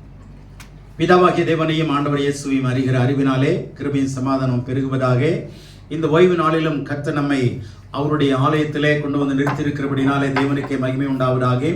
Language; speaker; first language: Tamil; native; Tamil